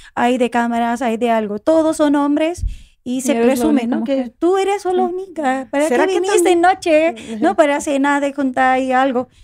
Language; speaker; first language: Spanish; non-native, fluent; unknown